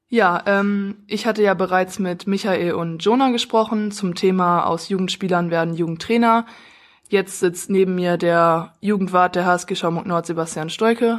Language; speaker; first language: German; native; German